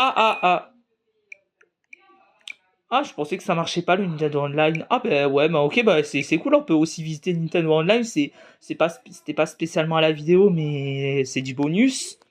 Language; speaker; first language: French; native; French